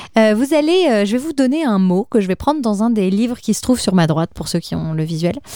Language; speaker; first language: French; native; French